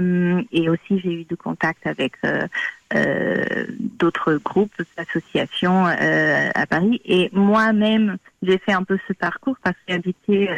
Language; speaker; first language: French; non-native, fluent; Portuguese